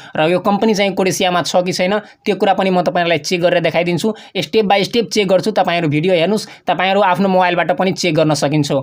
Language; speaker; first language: Nepali; non-native, local second language; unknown